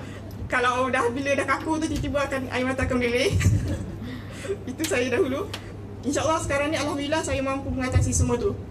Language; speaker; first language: Malay; native; Malay